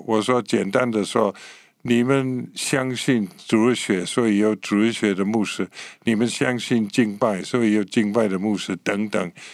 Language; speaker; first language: Chinese; non-native, fluent; English